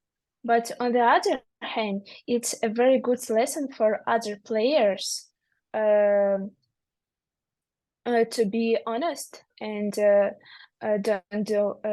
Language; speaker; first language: English; non-native, learner; Russian